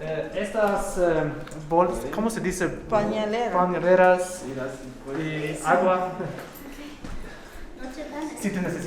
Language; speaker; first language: Spanish; non-native, learner; Swedish